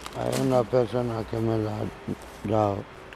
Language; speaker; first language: Spanish; non-native, learner; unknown